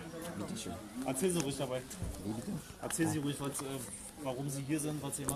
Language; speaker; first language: German; native; German